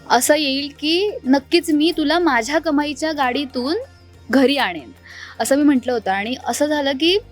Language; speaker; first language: Marathi; native; Marathi